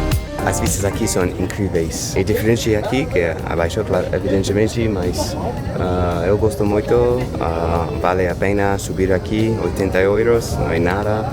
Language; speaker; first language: Portuguese; non-native, fluent; English